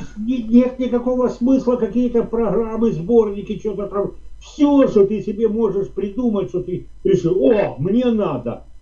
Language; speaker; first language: Russian; native; Russian